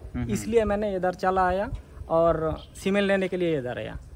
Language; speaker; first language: Hindi; non-native, local second language; Bangla